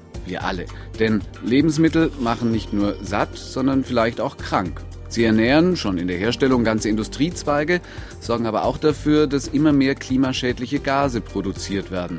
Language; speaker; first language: German; native; German